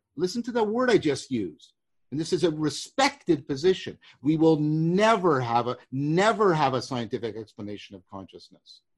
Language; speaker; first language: English; native; English